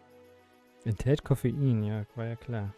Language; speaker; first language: German; native; German